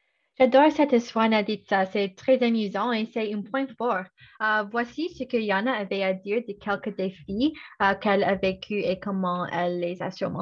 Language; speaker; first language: French; non-native, fluent; English